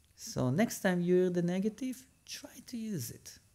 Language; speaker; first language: English; non-native, fluent; Hebrew